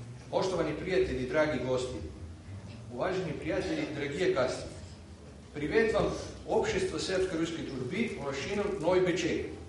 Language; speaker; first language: Serbian; native; Serbian